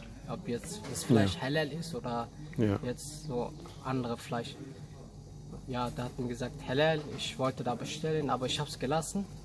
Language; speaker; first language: German; early bilingual, other home language; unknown